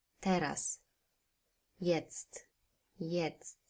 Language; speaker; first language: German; non-native, fluent; Polish